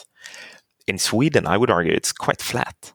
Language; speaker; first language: English; non-native, fluent; Swedish